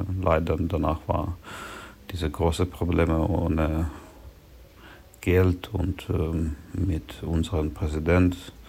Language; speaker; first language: German; non-native, learner; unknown